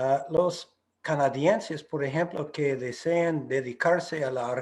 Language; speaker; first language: Spanish; non-native, fluent; English